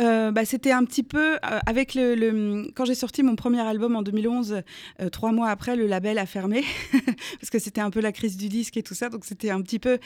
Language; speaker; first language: French; native; French